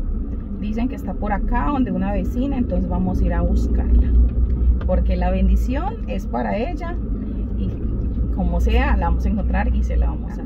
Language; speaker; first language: Spanish; native; Spanish